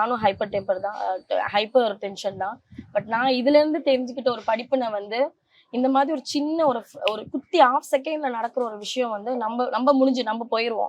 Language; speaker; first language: Tamil; native; Tamil